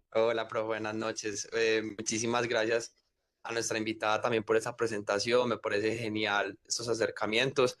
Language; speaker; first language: Spanish; native; Spanish